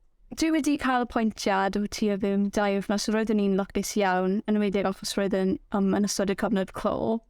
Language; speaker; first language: Welsh; non-native, local second language; English